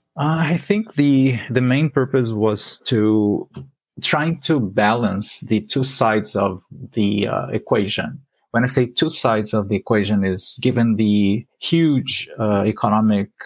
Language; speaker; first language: English; non-native, fluent; Portuguese